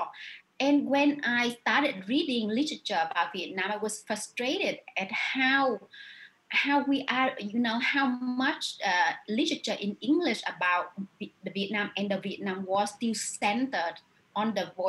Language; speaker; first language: English; non-native, fluent; Vietnamese